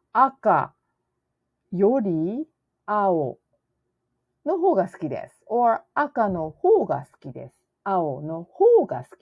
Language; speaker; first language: Japanese; non-native, fluent; English